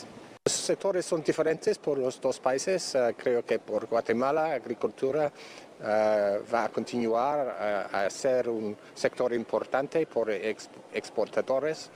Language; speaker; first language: Spanish; non-native, fluent; English